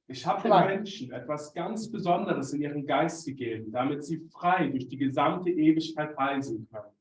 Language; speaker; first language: German; native; German